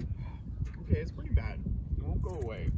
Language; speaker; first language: English; native; English